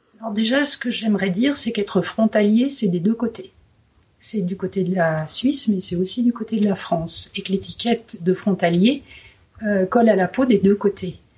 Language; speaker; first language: French; native; French